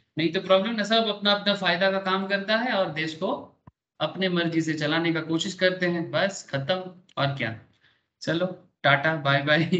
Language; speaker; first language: Hindi; non-native, local second language; Bangla